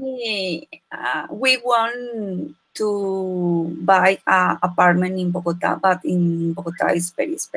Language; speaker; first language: English; non-native, learner; Spanish